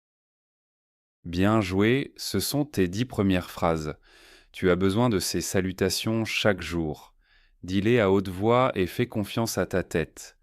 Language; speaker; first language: French; native; French